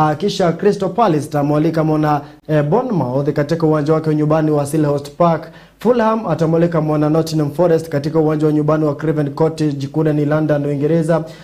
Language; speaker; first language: Swahili; non-native, local second language; Kikuyu